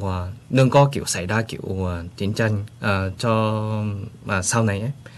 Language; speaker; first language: Vietnamese; early bilingual, heritage; Vietnamese